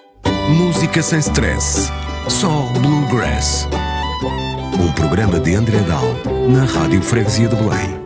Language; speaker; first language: Portuguese; native; Portuguese